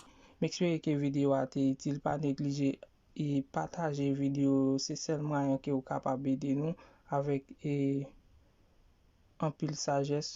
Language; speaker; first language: French; non-native, learner; Haitian Creole